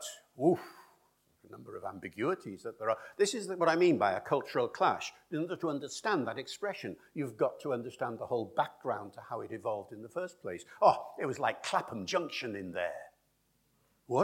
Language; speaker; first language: English; native; English